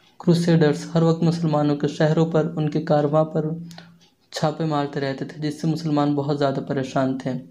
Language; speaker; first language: Urdu; native; Urdu